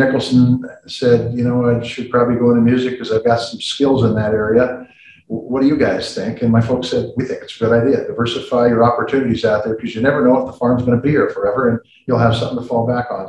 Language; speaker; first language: English; native; English